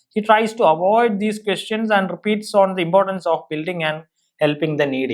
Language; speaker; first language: English; non-native, local second language; Malayalam